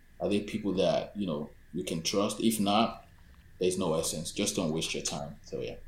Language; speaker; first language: English; non-native, local second language; Yoruba